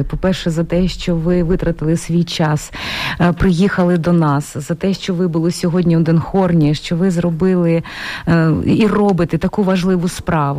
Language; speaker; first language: Ukrainian; native; Ukrainian